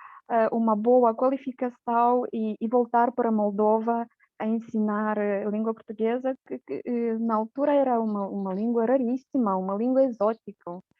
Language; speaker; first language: Portuguese; non-native, fluent; Romanian